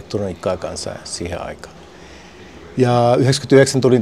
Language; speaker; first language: Finnish; native; Finnish